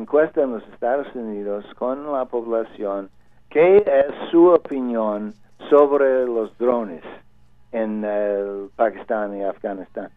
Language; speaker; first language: Spanish; non-native, learner; English